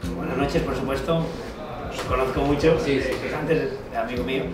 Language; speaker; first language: Spanish; non-native, local second language; Catalan